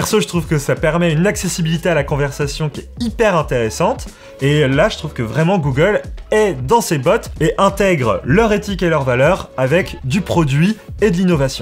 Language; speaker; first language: French; native; French